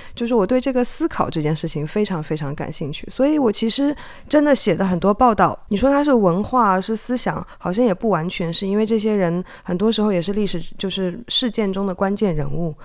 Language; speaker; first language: Chinese; native; Chinese